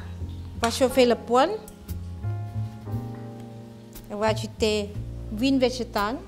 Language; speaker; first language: French; non-native, fluent; Thai